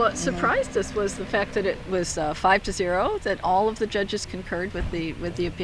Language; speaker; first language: English; native; English